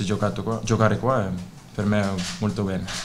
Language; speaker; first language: Italian; non-native, learner; Dutch